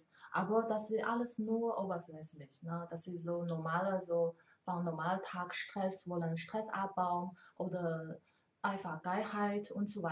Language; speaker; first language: German; non-native, learner; Chinese